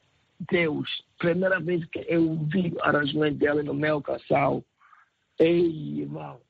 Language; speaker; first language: Portuguese; non-native, learner; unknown